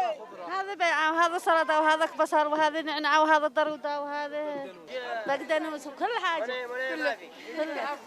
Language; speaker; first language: Arabic; native; Arabic